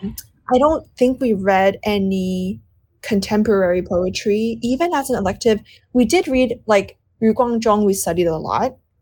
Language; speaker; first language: English; non-native, local second language; Cantonese